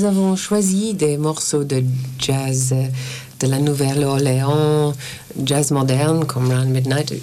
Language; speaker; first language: French; non-native, learner; English